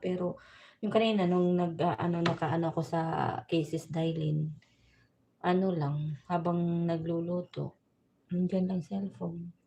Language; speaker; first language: Filipino; non-native, local second language; Bikol